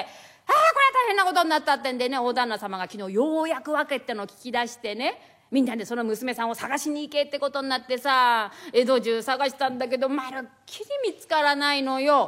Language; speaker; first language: Japanese; native; Japanese